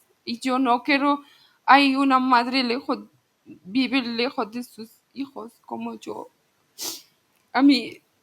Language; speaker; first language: Spanish; non-native, learner; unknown